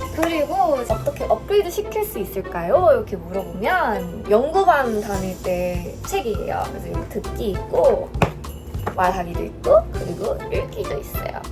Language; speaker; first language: Korean; non-native, fluent; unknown